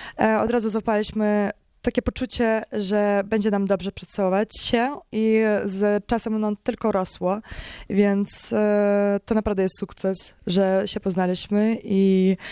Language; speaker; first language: Polish; non-native, learner; Ukrainian